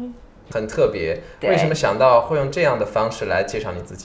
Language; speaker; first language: Chinese; native; Chinese